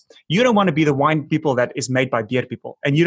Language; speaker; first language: English; non-native, local second language; Afrikaans